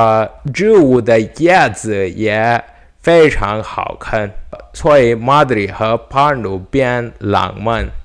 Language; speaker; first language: Chinese; non-native, learner; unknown